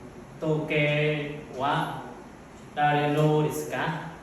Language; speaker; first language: Japanese; non-native, learner; Vietnamese